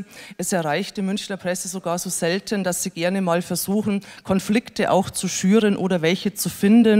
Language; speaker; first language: German; native; German